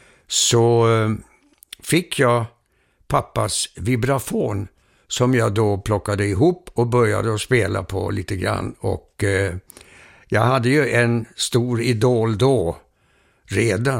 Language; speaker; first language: Swedish; early bilingual, heritage; Swedish